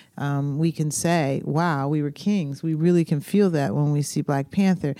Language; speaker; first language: English; native; English